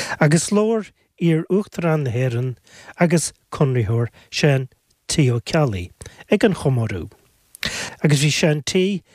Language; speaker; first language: Irish; native; Irish